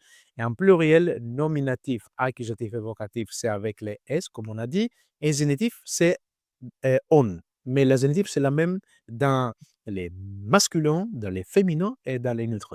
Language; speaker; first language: French; non-native, learner; Greek